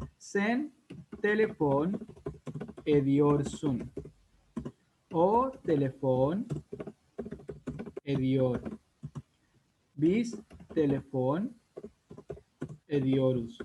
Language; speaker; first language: Turkish; non-native, learner; Spanish